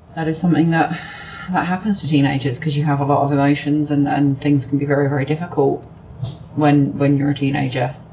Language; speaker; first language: English; native; English